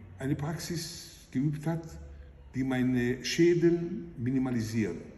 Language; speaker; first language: German; non-native, fluent; Hebrew